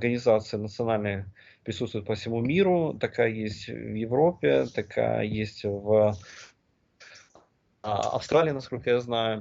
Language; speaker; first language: Russian; native; Russian